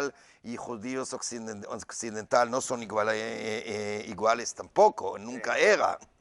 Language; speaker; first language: Spanish; non-native, learner; Hebrew